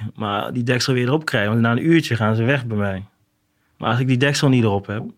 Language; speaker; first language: Dutch; native; Dutch